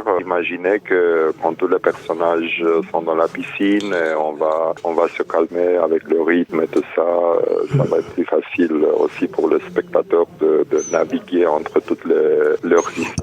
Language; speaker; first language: French; non-native, fluent; Romanian